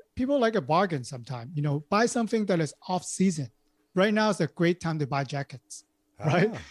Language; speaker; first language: English; non-native, local second language; Cantonese